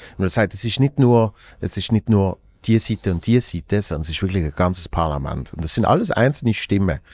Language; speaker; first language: German; native; German